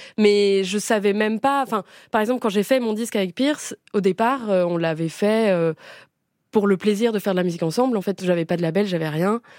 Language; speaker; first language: French; early bilingual, other home language; Portuguese